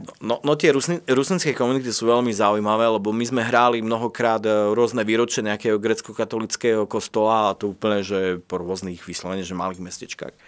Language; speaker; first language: Slovak; native; Slovak